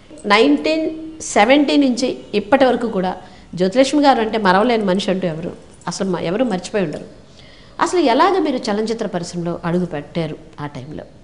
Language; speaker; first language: Telugu; native; Telugu